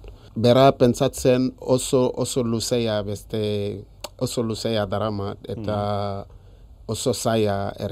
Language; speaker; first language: Basque; non-native, learner; Wolof